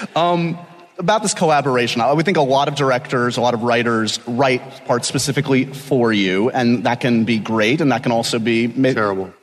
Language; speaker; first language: English; native; English